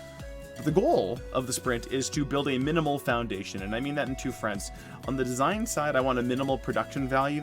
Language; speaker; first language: English; native; English